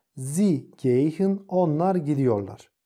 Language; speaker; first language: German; non-native, fluent; Turkish